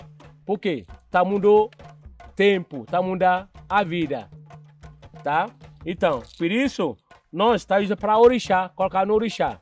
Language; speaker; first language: Portuguese; non-native, learner; Yoruba